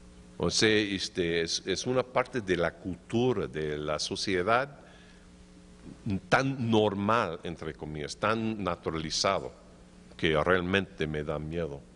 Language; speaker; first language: Spanish; non-native, fluent; English